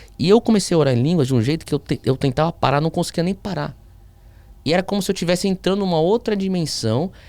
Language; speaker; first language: Portuguese; early bilingual, heritage; Portuguese